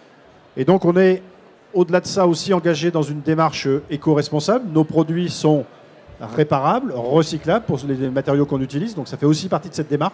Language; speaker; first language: French; native; French